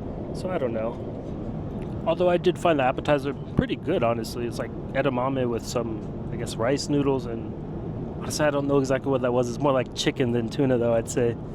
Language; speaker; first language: English; native; English